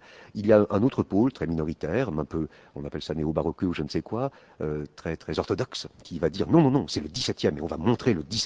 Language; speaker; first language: French; native; French